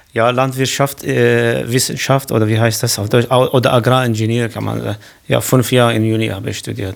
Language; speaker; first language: German; non-native, learner; Kurdish